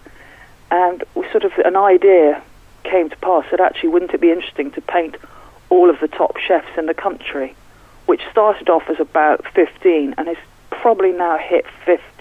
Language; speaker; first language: English; native; English